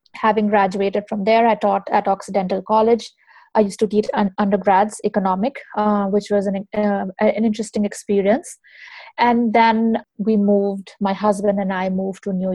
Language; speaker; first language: English; non-native, local second language; Hindi